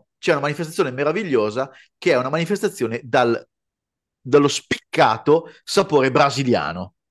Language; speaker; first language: Italian; native; Italian